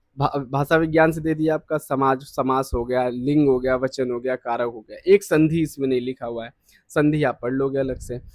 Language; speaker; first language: Hindi; native; Hindi